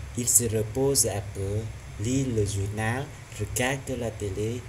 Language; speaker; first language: French; non-native, learner; Vietnamese